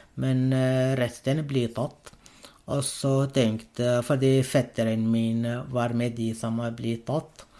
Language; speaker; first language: Norwegian; non-native, fluent; Arabic